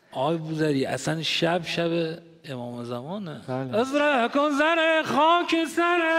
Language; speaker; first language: Persian; native; Persian